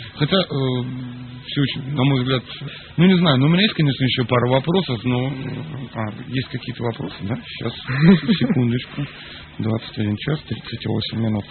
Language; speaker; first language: Russian; native; Russian